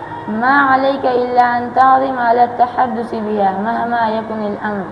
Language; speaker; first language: Arabic; non-native, learner; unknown